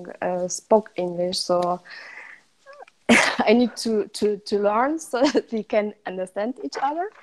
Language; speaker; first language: English; non-native, learner; Russian